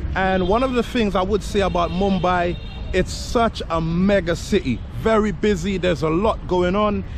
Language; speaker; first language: English; native; English